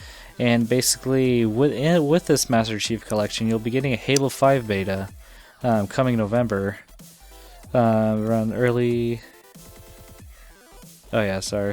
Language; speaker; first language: English; native; English